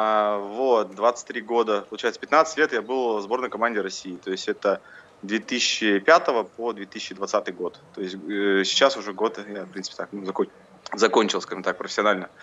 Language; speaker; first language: Russian; native; Russian